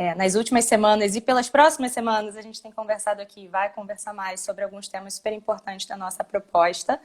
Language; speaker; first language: Portuguese; native; Portuguese